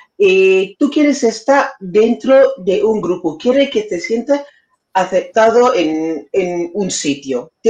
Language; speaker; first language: Spanish; non-native, fluent; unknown